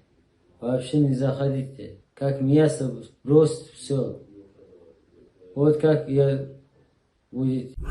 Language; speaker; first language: Russian; non-native, learner; Uzbek